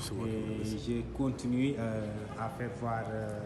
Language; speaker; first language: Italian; non-native, learner; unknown